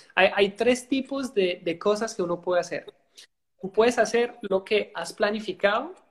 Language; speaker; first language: Spanish; non-native, fluent; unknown